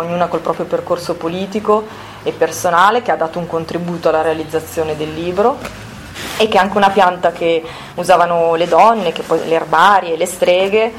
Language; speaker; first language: Italian; native; Italian